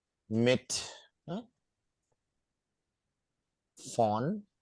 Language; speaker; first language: German; non-native, fluent; Hindi